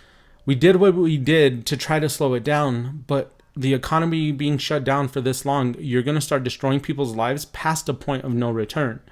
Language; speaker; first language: English; native; English